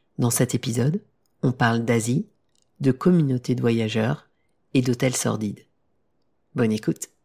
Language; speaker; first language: French; native; French